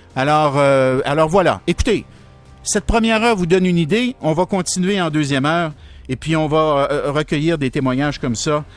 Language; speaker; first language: French; native; French